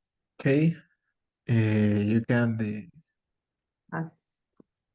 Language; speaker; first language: English; non-native, learner; Spanish